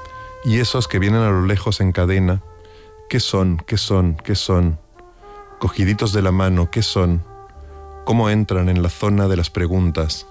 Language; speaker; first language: Spanish; native; Spanish